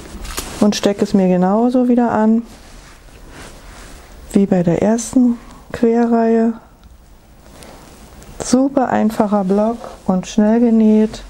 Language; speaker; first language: German; native; German